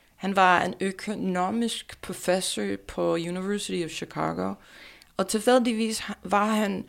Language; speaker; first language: Danish; non-native, fluent; English